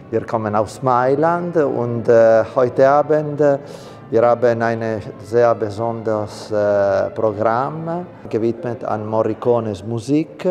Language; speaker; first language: German; non-native, learner; Italian